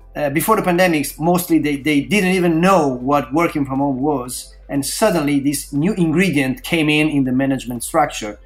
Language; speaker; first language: English; non-native, fluent; Italian